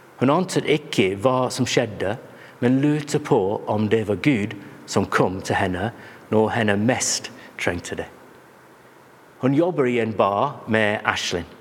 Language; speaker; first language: Norwegian; non-native, fluent; English